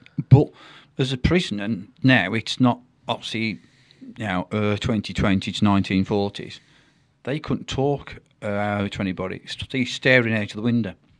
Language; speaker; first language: English; native; English